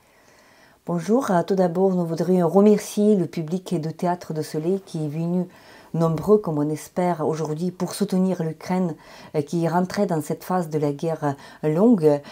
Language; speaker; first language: French; non-native, fluent; Ukrainian